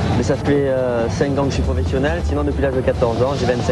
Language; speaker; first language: French; native; French